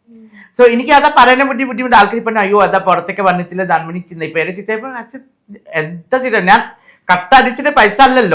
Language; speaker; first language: Malayalam; non-native, local second language; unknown